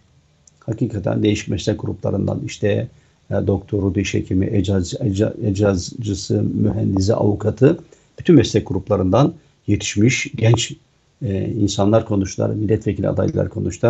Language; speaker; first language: Turkish; native; Turkish